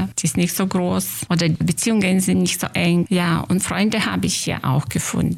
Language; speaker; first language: German; non-native, fluent; Lithuanian